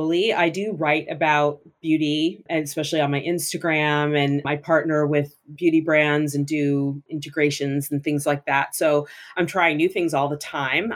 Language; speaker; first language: English; native; English